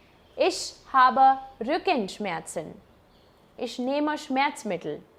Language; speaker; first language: German; non-native, fluent; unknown